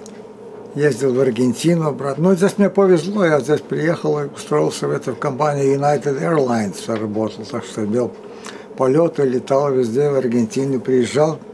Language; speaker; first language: Russian; early bilingual, heritage; Russian